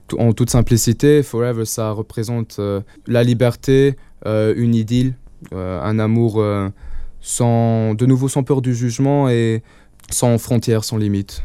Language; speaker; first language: French; non-native, local second language; Luxembourgish